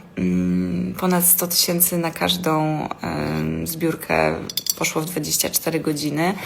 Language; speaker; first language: Polish; native; Polish